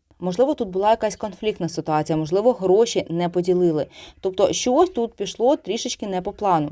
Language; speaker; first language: Ukrainian; non-native, local second language; Russian